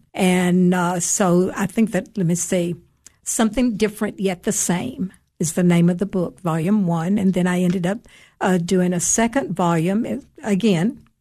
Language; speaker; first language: English; native; English